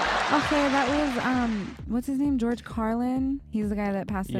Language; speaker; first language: English; early bilingual, other home language; Persian